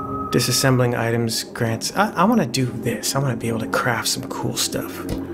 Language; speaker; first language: English; native; English